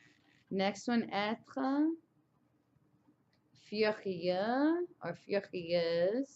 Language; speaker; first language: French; non-native, fluent; English